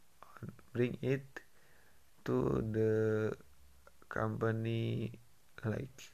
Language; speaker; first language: English; non-native, learner; Indonesian